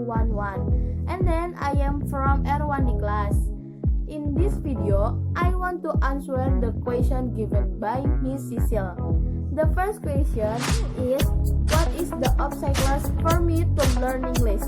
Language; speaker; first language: English; non-native, learner; Indonesian